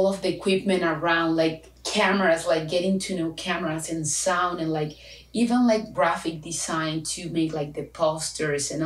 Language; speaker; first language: English; non-native, fluent; Spanish